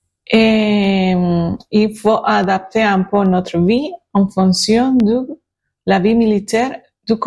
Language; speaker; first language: French; non-native, learner; Spanish